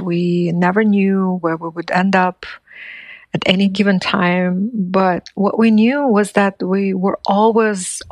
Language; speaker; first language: English; non-native, fluent; Buriat